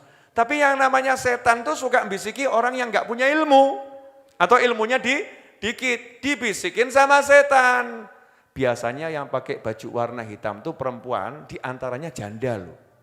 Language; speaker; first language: Indonesian; native; Indonesian